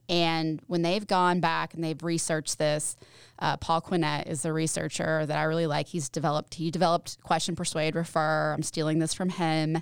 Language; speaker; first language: English; native; English